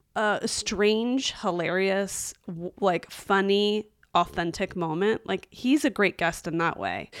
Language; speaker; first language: English; native; English